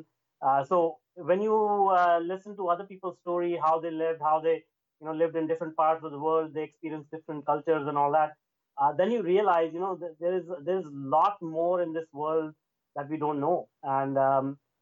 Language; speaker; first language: English; non-native, local second language; Hindi